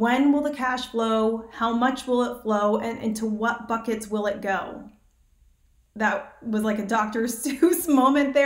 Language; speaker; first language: English; native; English